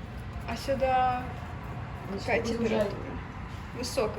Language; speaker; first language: Russian; early bilingual, other home language; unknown